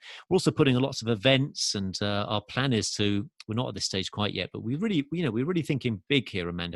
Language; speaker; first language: English; native; English